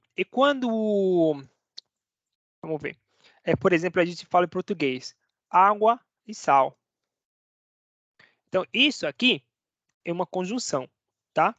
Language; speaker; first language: Portuguese; non-native, fluent; Spanish